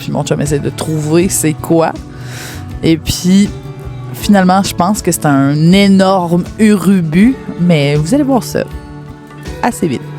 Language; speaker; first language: French; native; French